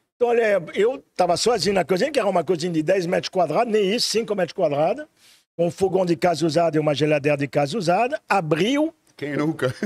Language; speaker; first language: Portuguese; non-native, fluent; French